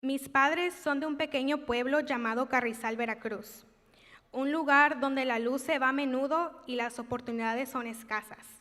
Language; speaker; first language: Spanish; early bilingual, heritage; Spanish